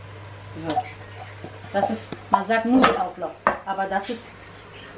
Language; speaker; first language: German; non-native, learner; Central Kurdish